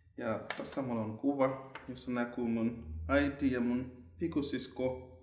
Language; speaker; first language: Finnish; non-native, fluent; Shona